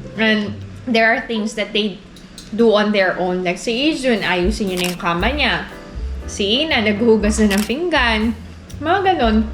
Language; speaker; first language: Filipino; native; Filipino